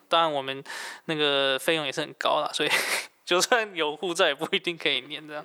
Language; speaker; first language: Chinese; native; Chinese